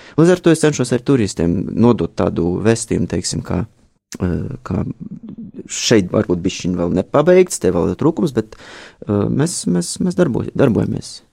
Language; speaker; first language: Latvian; non-native, fluent; Russian